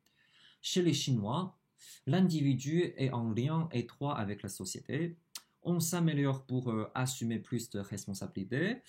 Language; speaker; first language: French; non-native, fluent; Chinese